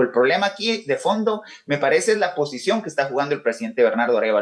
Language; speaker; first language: Spanish; native; Spanish